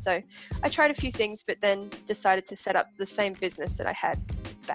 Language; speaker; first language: English; native; English